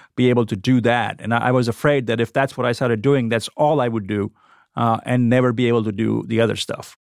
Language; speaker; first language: English; non-native, local second language; Gujarati